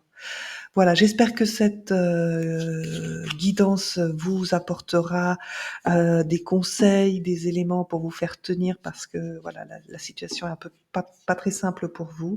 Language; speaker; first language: French; native; French